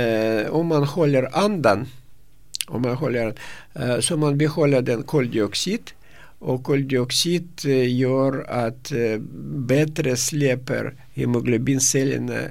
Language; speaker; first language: Swedish; non-native, fluent; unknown